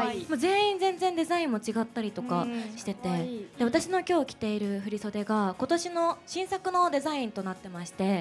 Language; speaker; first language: Japanese; native; Japanese